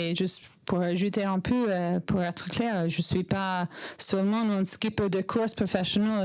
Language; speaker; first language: French; non-native, learner; English